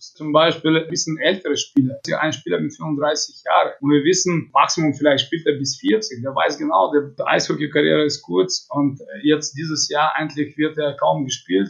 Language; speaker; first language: German; non-native, fluent; Russian